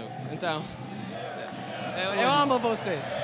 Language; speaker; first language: Portuguese; non-native, learner; English